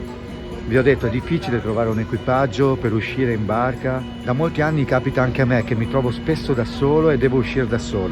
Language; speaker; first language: Italian; native; Italian